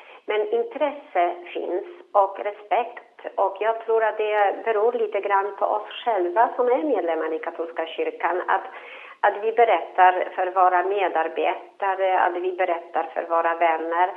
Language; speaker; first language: Swedish; non-native, fluent; Polish